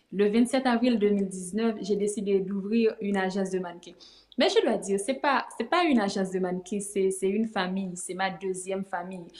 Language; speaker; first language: French; native; French